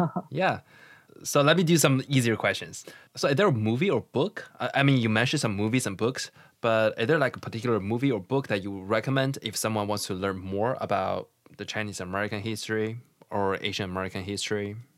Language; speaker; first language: English; non-native, fluent; Chinese